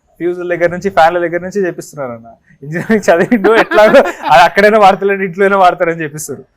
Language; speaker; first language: Telugu; native; Telugu